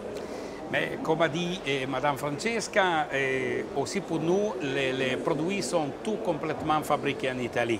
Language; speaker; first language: French; non-native, learner; Italian